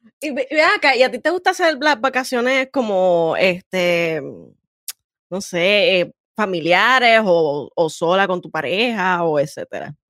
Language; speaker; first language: Spanish; native; Spanish